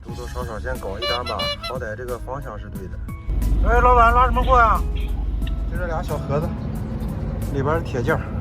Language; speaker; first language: Chinese; native; Chinese